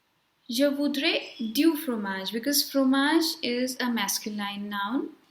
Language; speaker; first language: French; non-native, fluent; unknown